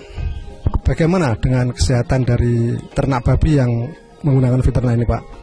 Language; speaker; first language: Indonesian; native; Indonesian